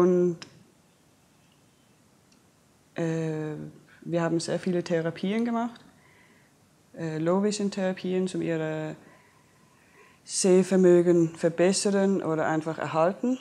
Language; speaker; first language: German; non-native, fluent; Danish